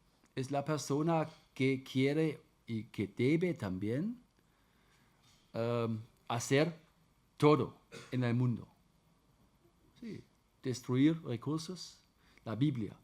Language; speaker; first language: Spanish; non-native, fluent; German